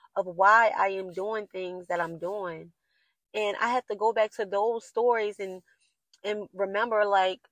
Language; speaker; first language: English; native; English